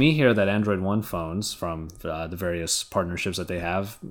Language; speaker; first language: English; early bilingual, other home language; Filipino